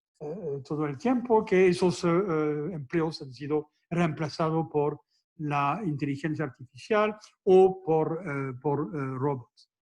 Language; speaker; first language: Spanish; non-native, fluent; French